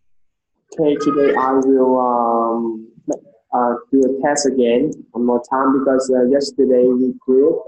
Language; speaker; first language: English; non-native, learner; Vietnamese